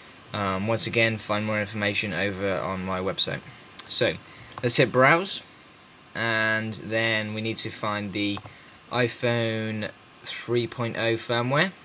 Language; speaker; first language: English; native; English